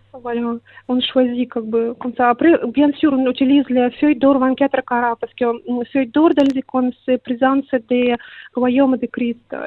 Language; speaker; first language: French; non-native, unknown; Russian